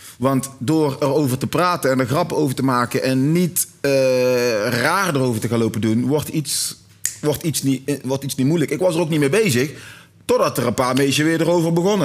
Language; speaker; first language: Dutch; native; Dutch